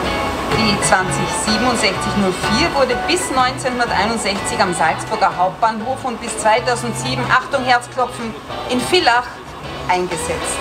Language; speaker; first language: German; native; German